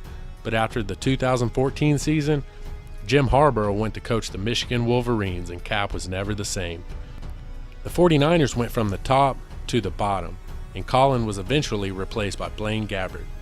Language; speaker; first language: English; native; English